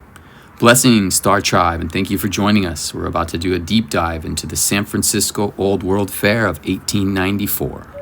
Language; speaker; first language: English; native; English